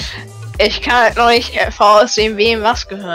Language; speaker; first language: German; native; German